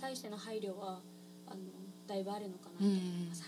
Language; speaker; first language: Japanese; native; Japanese